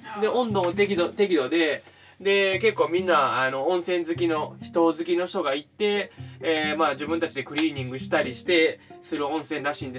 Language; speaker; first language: Japanese; native; Japanese